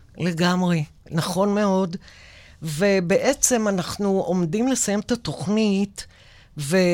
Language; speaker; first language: Hebrew; native; Hebrew